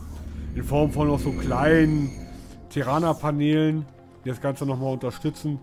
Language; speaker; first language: German; native; German